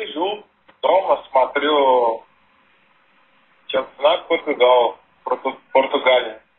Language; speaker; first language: Russian; non-native, fluent; Portuguese